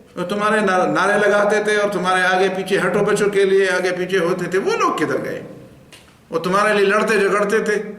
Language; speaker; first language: Urdu; non-native, local second language; Pashto